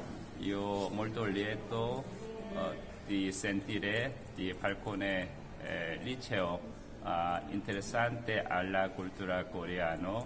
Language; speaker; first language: Italian; non-native, learner; Korean